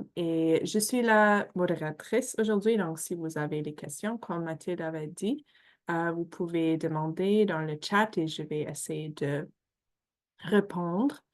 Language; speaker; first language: French; non-native, fluent; English